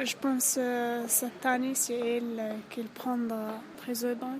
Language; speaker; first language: French; non-native, learner; Arabic